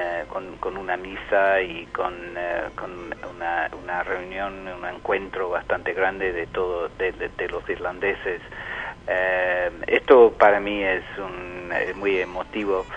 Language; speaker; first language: Spanish; non-native, fluent; English